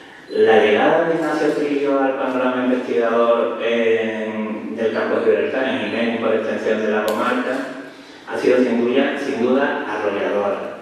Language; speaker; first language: Spanish; native; Spanish